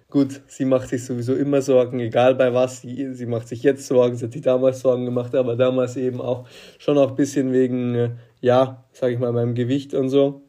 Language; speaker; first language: German; native; German